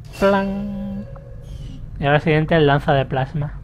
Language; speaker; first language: Spanish; native; Spanish